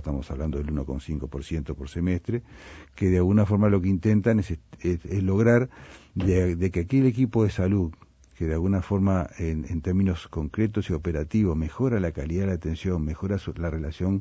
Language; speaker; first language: Spanish; native; Spanish